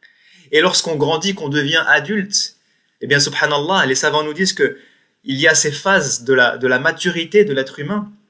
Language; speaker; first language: French; native; French